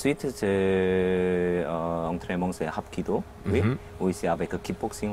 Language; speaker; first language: French; non-native, learner; Korean